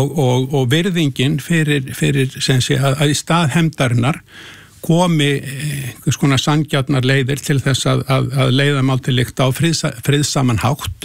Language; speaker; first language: Icelandic; native; Icelandic